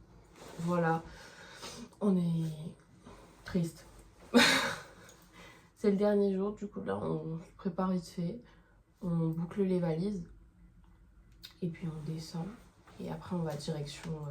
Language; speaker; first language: French; native; French